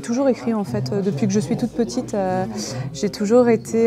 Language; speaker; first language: French; native; French